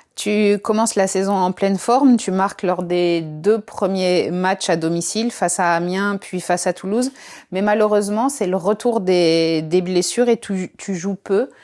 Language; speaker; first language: French; native; French